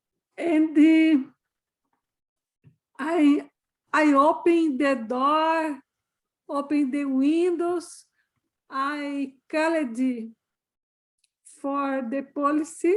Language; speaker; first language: English; non-native, learner; Portuguese